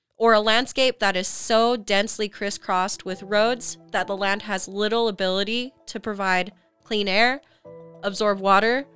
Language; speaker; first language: English; native; English